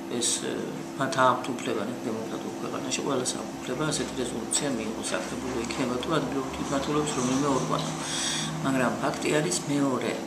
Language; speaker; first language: Georgian; native; Georgian